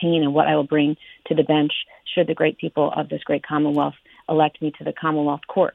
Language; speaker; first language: English; native; English